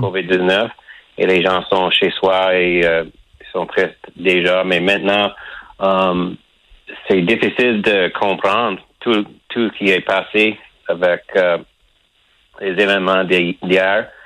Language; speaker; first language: French; non-native, local second language; English